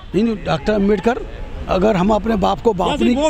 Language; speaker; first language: Hindi; native; Hindi